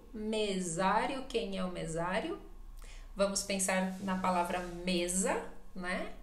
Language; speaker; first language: Portuguese; native; Portuguese